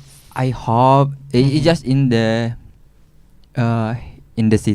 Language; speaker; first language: English; non-native, learner; Indonesian